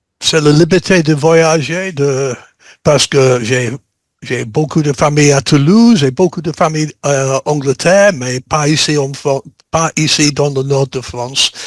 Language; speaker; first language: French; non-native, learner; English